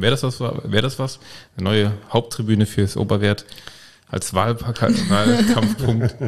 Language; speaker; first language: German; native; German